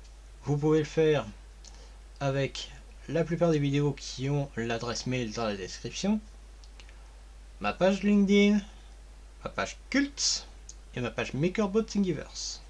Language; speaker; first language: French; native; French